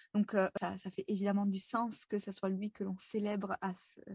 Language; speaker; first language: French; native; French